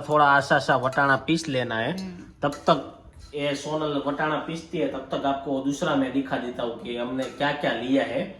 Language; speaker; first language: Hindi; non-native, local second language; Gujarati